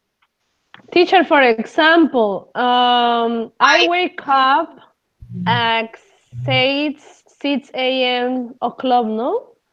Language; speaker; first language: English; non-native, learner; Spanish